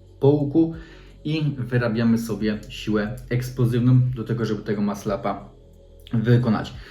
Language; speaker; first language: Polish; native; Polish